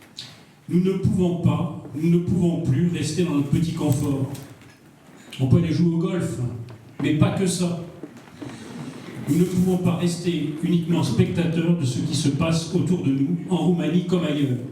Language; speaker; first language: French; native; French